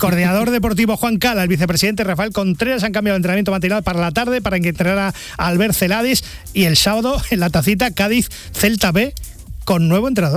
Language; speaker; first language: Spanish; native; Spanish